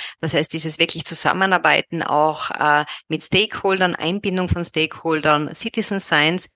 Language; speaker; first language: German; native; German